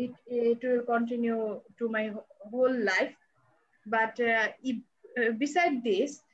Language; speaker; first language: English; non-native, learner; Bangla